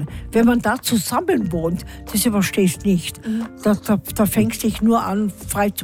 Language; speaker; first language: German; native; German